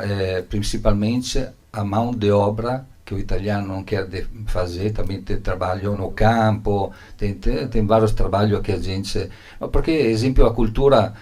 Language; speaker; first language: Portuguese; non-native, learner; Italian